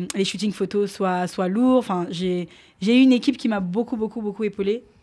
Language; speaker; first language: French; non-native, local second language; Lingala